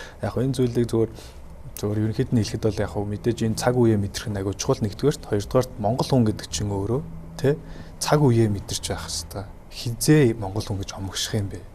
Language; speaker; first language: Mongolian; native; Mongolian